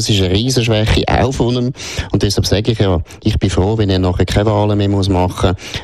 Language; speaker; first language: German; native; German